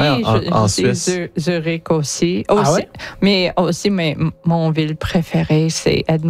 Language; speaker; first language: French; non-native, learner; English